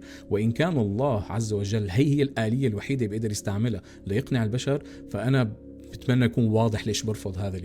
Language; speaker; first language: Arabic; native; Arabic